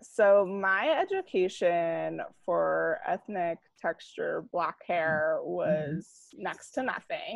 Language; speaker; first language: English; native; English